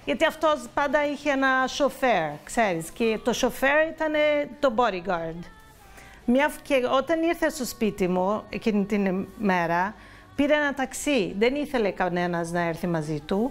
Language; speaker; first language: Greek; non-native, fluent; Portuguese